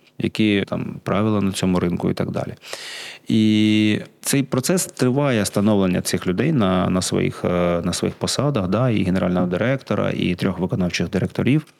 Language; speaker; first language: Ukrainian; non-native, local second language; Russian